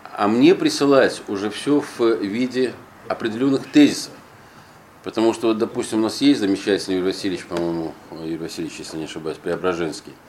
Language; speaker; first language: Russian; native; Russian